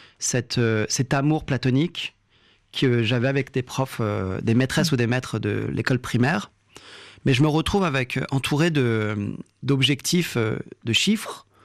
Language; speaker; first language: French; early bilingual, other home language; Lingala